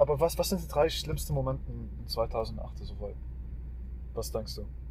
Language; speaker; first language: German; non-native, learner; Arabic